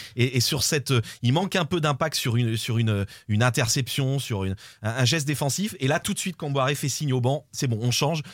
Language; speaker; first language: French; native; French